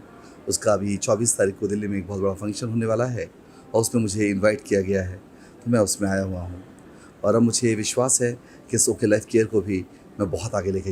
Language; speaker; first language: Hindi; native; Hindi